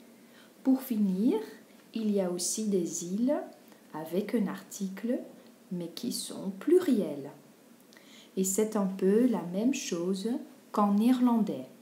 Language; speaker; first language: French; non-native, fluent; Dutch